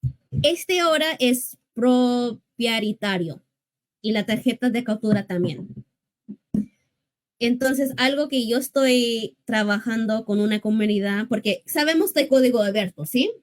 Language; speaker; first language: Spanish; early bilingual, heritage; English